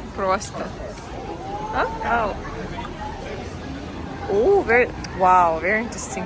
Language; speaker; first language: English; non-native, learner; Russian